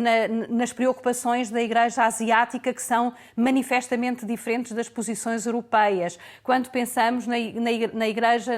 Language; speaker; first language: Portuguese; native; Portuguese